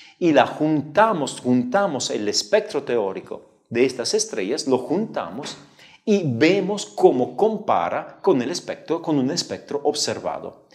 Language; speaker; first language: Spanish; non-native, fluent; Italian